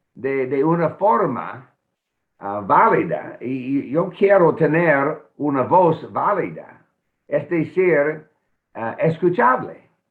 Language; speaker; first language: Spanish; non-native, fluent; English